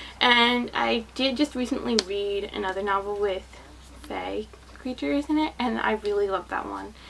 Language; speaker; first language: English; native; English